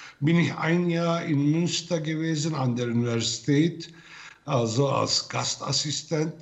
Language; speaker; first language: German; non-native, fluent; Turkish